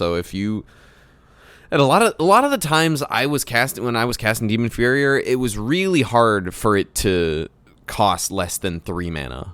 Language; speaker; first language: English; native; English